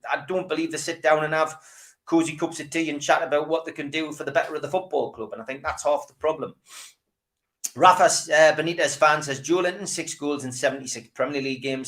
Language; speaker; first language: English; native; English